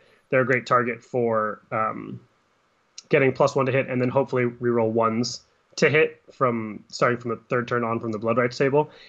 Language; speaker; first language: English; native; English